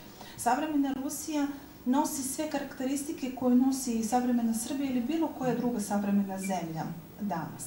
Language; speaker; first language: Croatian; native; Croatian